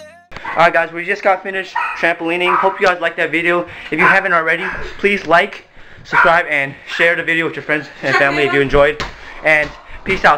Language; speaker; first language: English; native; English